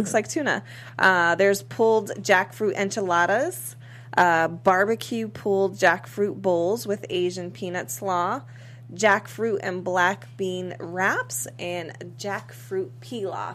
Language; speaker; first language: English; native; English